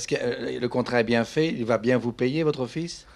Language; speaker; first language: French; native; French